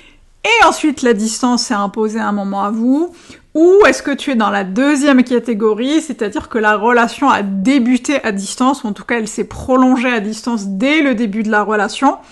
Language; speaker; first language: French; native; French